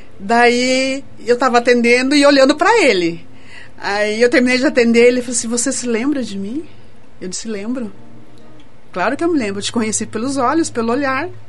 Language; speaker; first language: Portuguese; native; Portuguese